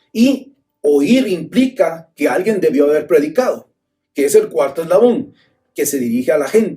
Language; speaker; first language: Spanish; native; Spanish